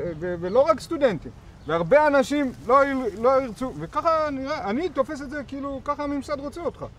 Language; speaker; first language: Hebrew; early bilingual, other home language; Amharic